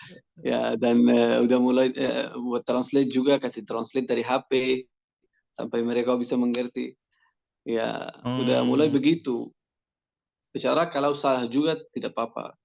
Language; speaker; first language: Indonesian; non-native, learner; Persian